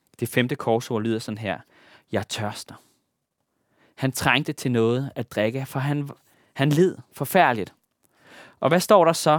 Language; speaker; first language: Danish; native; Danish